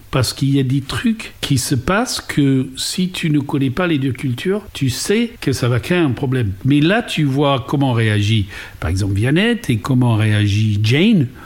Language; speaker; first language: French; non-native, fluent; English